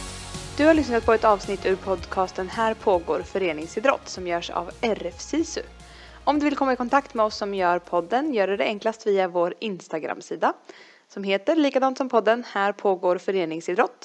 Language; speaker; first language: Swedish; native; Swedish